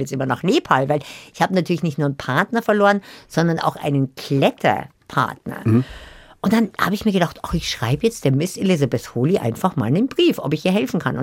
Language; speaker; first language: German; native; German